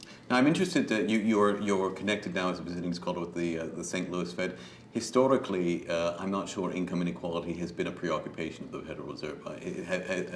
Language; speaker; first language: English; native; English